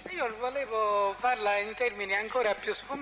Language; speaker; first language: Italian; native; Italian